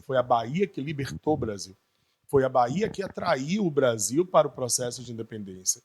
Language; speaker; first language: Portuguese; native; Portuguese